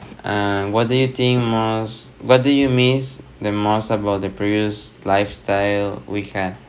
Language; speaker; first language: English; non-native, learner; Spanish